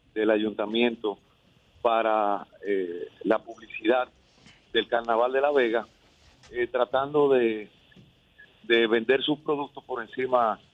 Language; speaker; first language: Spanish; native; Spanish